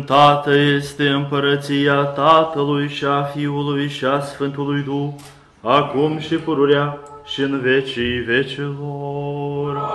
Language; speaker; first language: Romanian; native; Romanian